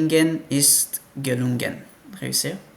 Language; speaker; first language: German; non-native, learner; French